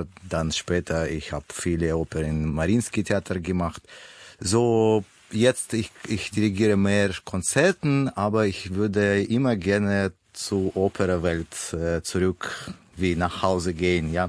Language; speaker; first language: German; non-native, learner; Russian